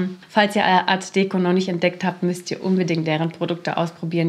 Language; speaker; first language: German; native; German